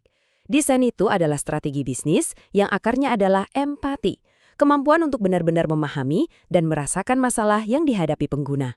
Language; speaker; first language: Indonesian; native; Indonesian